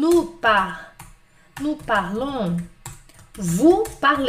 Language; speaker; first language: French; non-native, fluent; Portuguese